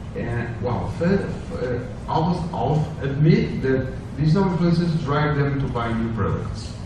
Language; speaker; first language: English; non-native, fluent; Portuguese